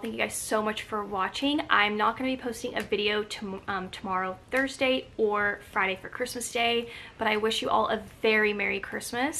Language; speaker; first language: English; native; English